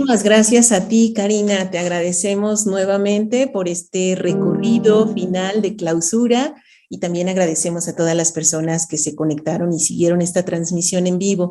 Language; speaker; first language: Spanish; native; Spanish